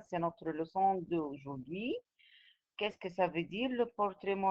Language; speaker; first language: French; non-native, fluent; Arabic